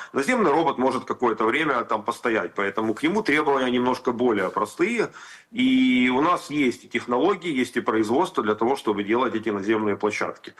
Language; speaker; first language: Russian; native; Russian